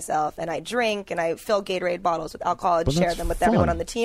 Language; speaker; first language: English; native; English